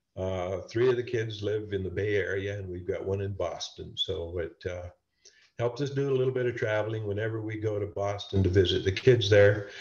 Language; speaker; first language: English; native; English